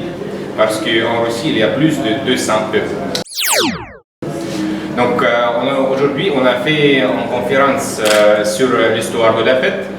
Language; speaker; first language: French; non-native, learner; Russian